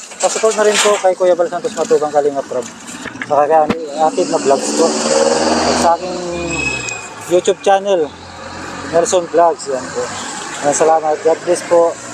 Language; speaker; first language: Filipino; native; Filipino